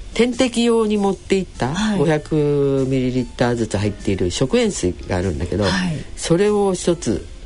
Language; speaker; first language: Japanese; native; Japanese